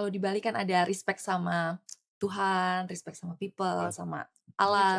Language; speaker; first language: Indonesian; native; Indonesian